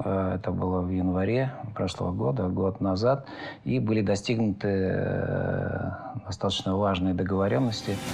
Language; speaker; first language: Russian; native; Russian